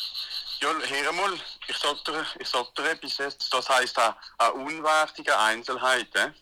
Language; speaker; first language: German; non-native, learner; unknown